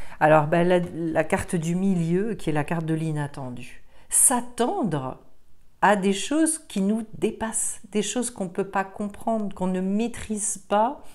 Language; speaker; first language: French; native; French